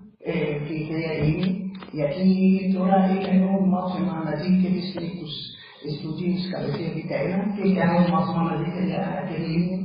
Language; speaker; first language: Greek; non-native, learner; Arabic